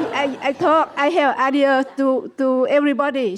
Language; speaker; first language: English; non-native, learner; Vietnamese